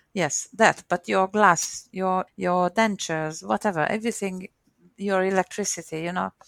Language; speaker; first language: English; non-native, fluent; Hungarian